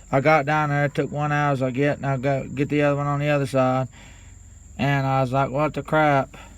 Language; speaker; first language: English; native; English